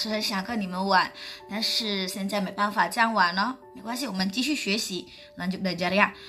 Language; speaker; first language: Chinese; non-native, fluent; Indonesian